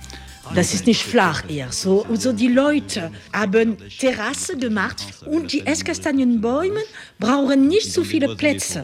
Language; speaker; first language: German; non-native, learner; French